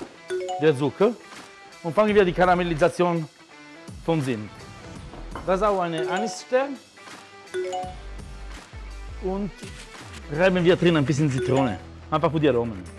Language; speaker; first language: German; non-native, fluent; Italian